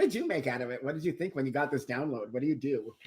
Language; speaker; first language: English; native; English